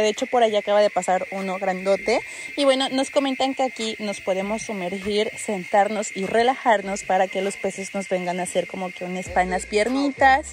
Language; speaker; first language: Spanish; native; Spanish